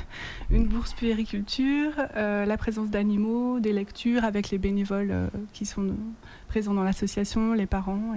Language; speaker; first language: French; native; French